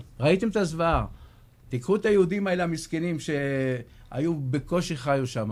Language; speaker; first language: Hebrew; early bilingual, other home language; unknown